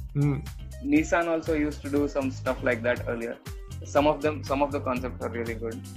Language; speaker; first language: English; non-native, local second language; Marathi